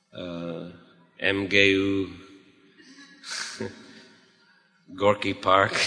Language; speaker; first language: Russian; non-native, fluent; English